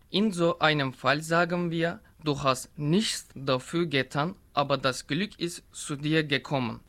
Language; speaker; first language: German; non-native, learner; Turkish